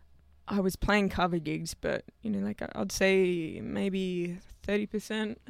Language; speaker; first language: English; native; English